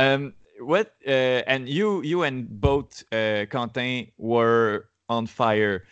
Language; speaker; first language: English; non-native, learner; French